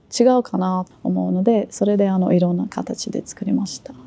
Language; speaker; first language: Japanese; non-native, learner; Portuguese